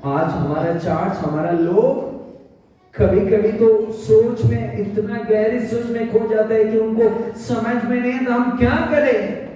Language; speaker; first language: Hindi; non-native, local second language; Bangla